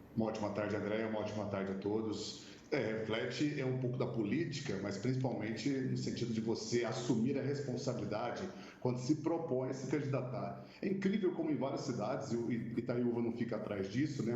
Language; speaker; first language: Portuguese; native; Portuguese